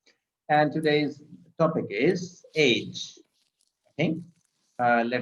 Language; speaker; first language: English; non-native, local second language; Urdu